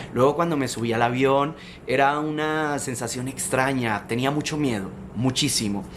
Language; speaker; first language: Spanish; native; Spanish